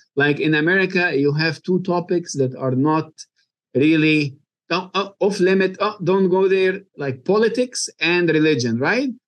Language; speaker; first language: English; non-native, fluent; Arabic